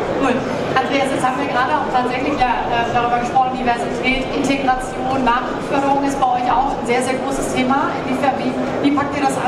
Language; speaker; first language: German; native; German